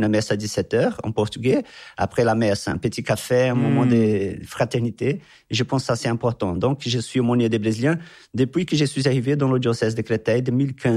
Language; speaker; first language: French; non-native, fluent; Portuguese